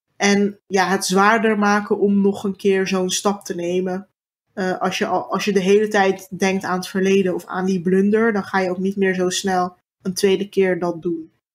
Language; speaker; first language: Dutch; early bilingual, other home language; Turkish